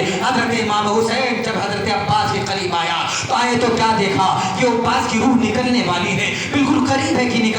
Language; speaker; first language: Urdu; native; Urdu